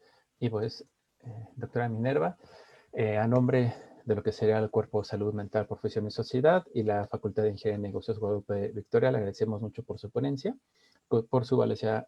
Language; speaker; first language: Spanish; native; Spanish